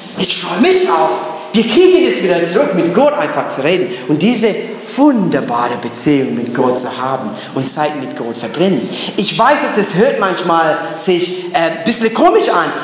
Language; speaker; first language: German; non-native, fluent; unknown